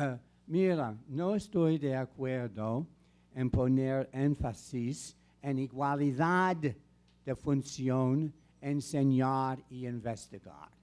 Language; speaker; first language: Spanish; non-native, fluent; English